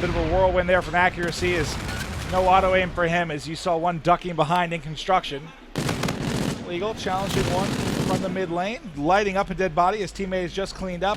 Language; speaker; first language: English; native; English